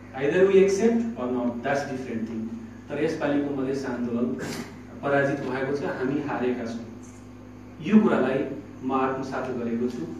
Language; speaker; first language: Nepali; non-native, local second language; Maithili